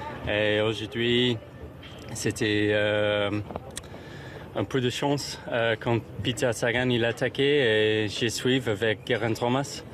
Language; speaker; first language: French; non-native, learner; English